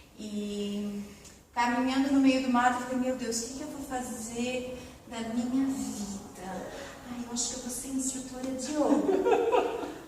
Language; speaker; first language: Portuguese; native; Portuguese